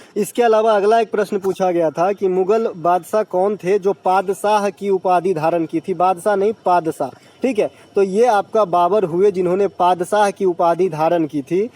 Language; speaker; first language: Hindi; native; Hindi